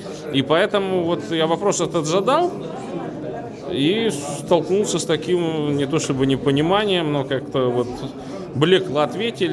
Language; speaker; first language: Russian; native; Russian